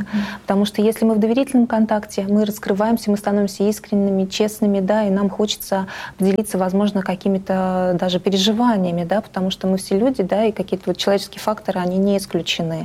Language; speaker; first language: Russian; native; Russian